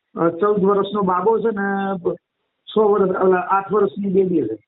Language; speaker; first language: Gujarati; native; Gujarati